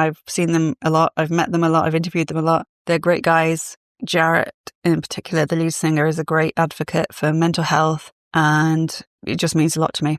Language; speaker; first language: English; native; English